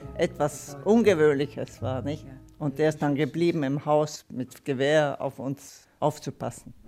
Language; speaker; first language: German; non-native, fluent; Italian